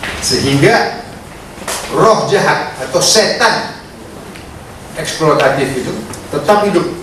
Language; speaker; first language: Indonesian; non-native, local second language; Punjabi